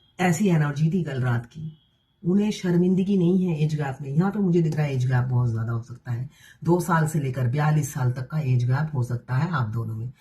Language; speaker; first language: Hindi; native; Hindi